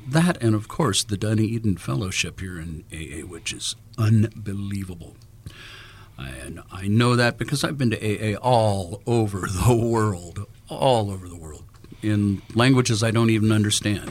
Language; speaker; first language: English; native; English